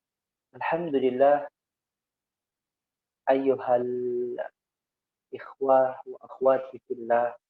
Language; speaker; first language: Arabic; non-native, fluent; Indonesian